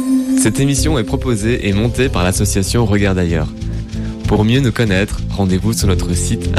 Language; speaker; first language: French; native; French